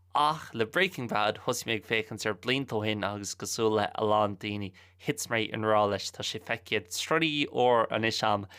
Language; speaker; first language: Irish; non-native, local second language; English